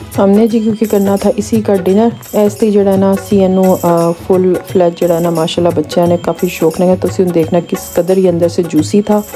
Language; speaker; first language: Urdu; non-native, local second language; Punjabi